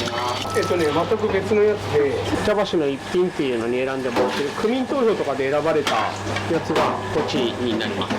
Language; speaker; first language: Japanese; native; Japanese